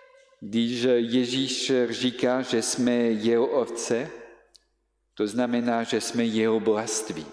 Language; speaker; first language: Czech; non-native, fluent; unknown